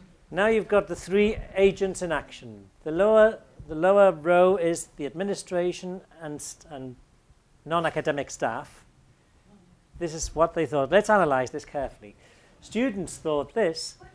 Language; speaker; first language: English; native; English